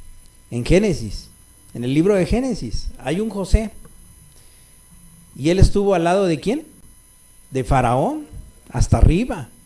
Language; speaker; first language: Spanish; native; Spanish